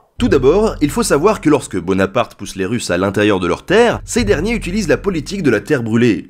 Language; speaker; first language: French; native; French